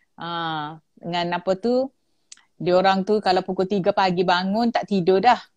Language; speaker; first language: Malay; native; Malay